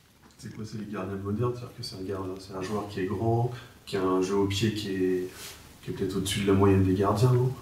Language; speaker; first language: French; native; French